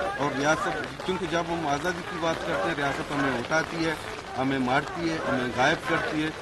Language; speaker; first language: Urdu; non-native, local second language; Baluchi